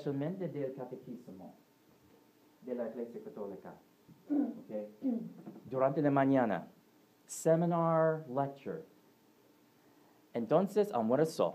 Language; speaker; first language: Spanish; non-native, learner; English